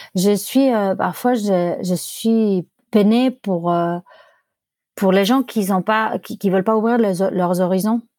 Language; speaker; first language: French; non-native, fluent; Spanish